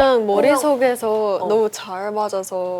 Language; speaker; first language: Korean; early bilingual, heritage; English